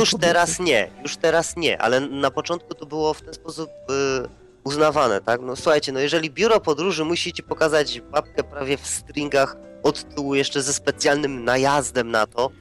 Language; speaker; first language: Polish; native; Polish